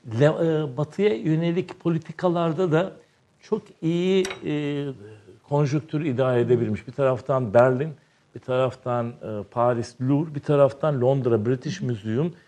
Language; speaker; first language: Turkish; native; Turkish